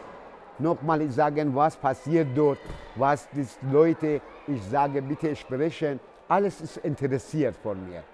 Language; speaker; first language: German; non-native, learner; Persian